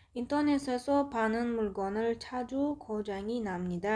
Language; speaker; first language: Korean; non-native, fluent; Uzbek